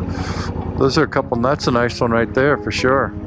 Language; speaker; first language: English; native; English